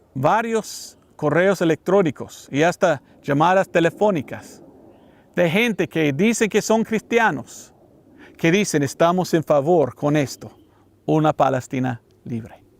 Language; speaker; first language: Spanish; non-native, fluent; English